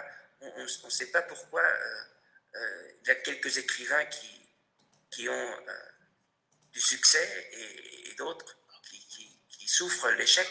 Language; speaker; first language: French; non-native, fluent; Spanish